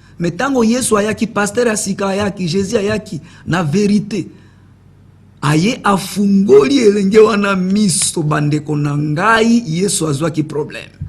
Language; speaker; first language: Lingala; native; Lingala